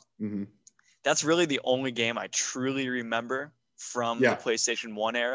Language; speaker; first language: English; native; English